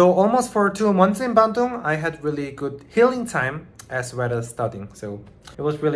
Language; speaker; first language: English; non-native, learner; Korean